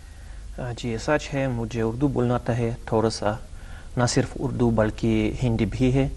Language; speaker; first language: Hindi; non-native, learner; Russian